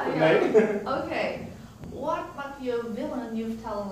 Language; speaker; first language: Dutch; non-native, learner; Portuguese